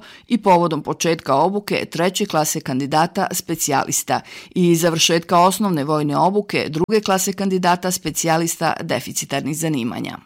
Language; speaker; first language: Serbian; native; Serbian